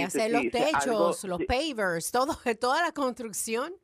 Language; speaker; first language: Spanish; native; Spanish